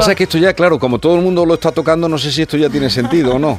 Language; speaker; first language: Spanish; native; Spanish